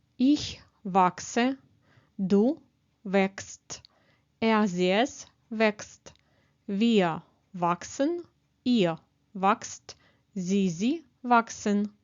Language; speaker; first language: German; non-native, fluent; Ukrainian